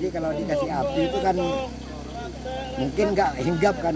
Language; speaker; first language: Indonesian; non-native, local second language; Madurese